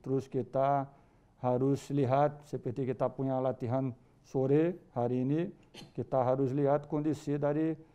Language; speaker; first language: Indonesian; non-native, fluent; Portuguese